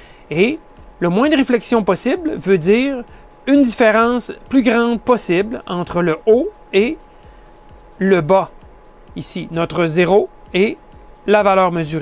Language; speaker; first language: French; native; French